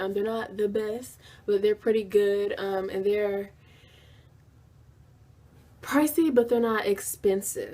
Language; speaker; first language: English; native; English